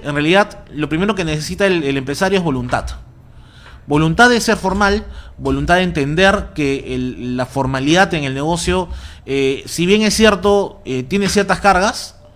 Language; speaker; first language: Spanish; native; Spanish